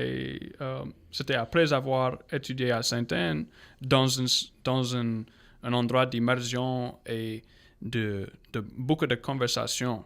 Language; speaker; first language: French; non-native, local second language; English